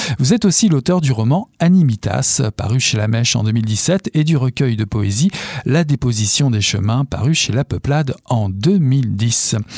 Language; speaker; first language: French; native; French